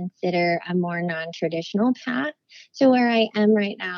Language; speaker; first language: English; native; English